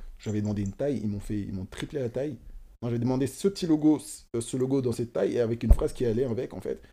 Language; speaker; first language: French; early bilingual, other home language; Kongo